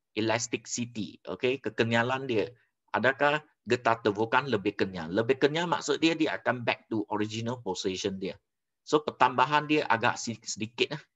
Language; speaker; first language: Malay; non-native, local second language; Chinese